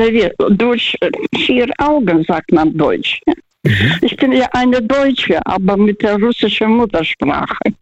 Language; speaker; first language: German; non-native, fluent; Russian